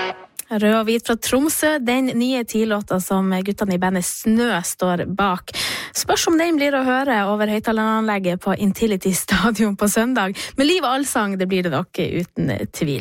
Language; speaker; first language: Norwegian; native; Norwegian